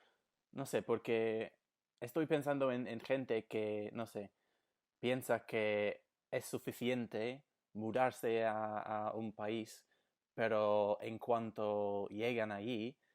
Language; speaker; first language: Spanish; non-native, fluent; English